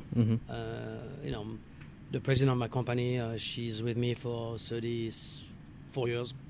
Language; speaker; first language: English; non-native, fluent; French